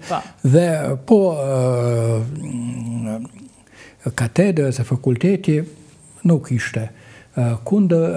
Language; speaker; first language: Albanian; non-native, fluent; Russian